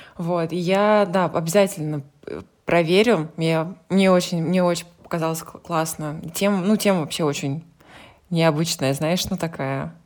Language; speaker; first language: Russian; native; Russian